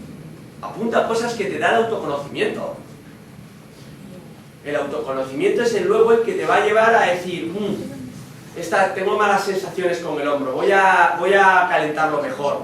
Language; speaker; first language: Spanish; native; Spanish